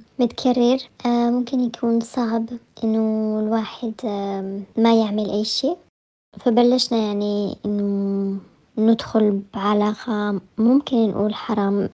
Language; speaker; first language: Arabic; early bilingual, heritage; French